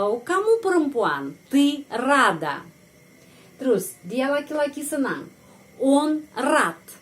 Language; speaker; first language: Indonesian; non-native, fluent; Russian